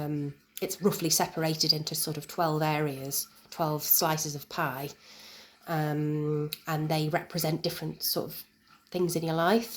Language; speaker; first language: English; native; English